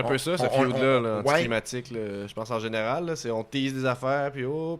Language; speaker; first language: French; native; French